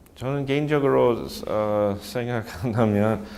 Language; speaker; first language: Korean; non-native, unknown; English